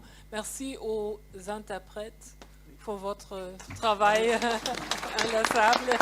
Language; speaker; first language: French; non-native, fluent; German